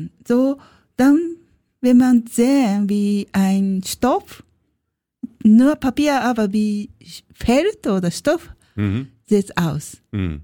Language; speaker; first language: German; non-native, learner; Japanese